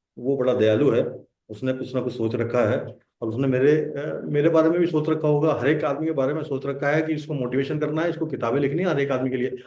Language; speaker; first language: Hindi; native; Hindi